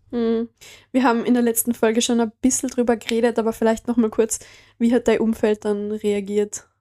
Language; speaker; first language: German; native; German